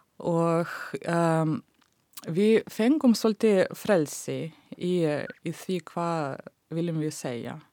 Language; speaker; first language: Icelandic; non-native, fluent; Russian